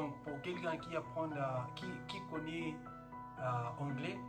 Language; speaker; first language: French; non-native, learner; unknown